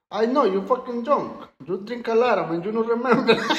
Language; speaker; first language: English; non-native, learner; Spanish